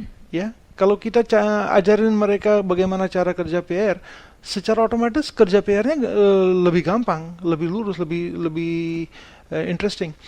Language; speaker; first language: Indonesian; non-native, fluent; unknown